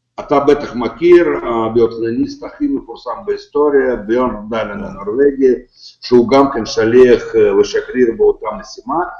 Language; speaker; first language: Hebrew; non-native, fluent; Russian